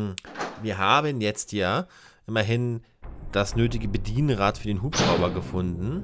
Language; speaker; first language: German; native; German